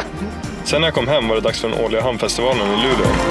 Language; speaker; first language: Swedish; native; Swedish